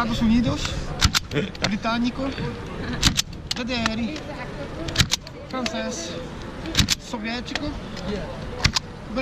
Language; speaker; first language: Portuguese; non-native, learner; German